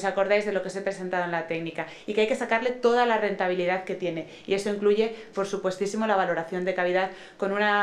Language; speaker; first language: Spanish; native; Spanish